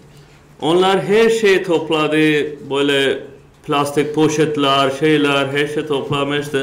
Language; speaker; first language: Turkish; non-native, learner; Urdu